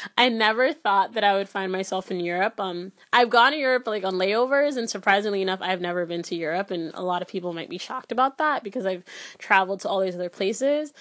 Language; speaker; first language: English; early bilingual, other home language; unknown